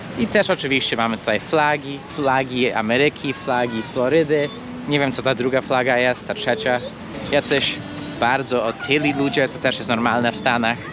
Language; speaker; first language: Polish; non-native, fluent; English